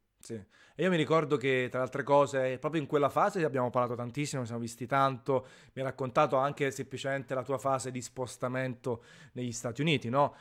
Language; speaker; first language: Italian; native; Italian